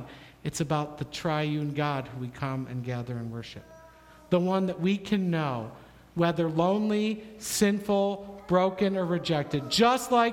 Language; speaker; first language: English; native; English